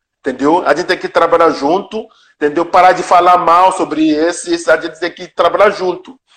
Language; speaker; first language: Portuguese; non-native, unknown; Yoruba